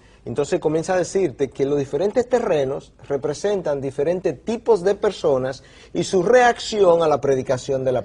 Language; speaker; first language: Spanish; native; Spanish